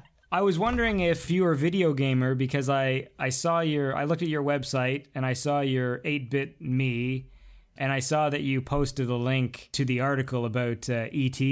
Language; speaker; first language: English; native; English